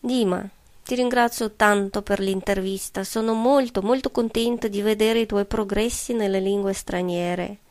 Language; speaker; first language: Italian; non-native, fluent; Russian